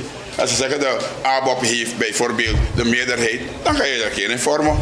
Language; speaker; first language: Dutch; non-native, local second language; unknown